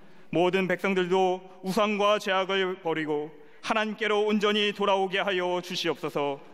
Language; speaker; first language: Korean; native; Korean